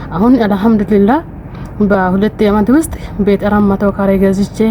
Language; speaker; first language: Amharic; non-native, local second language; Oromo